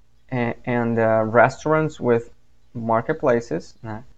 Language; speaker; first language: English; non-native, fluent; Portuguese